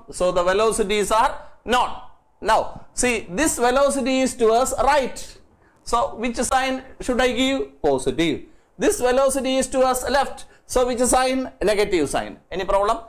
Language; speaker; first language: English; non-native, local second language; Malayalam